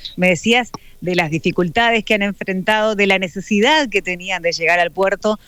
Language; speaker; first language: Spanish; native; Spanish